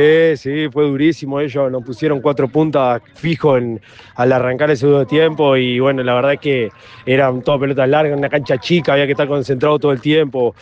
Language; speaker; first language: Spanish; native; Spanish